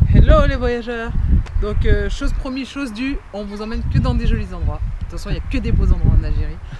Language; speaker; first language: French; early bilingual, other home language; Arabic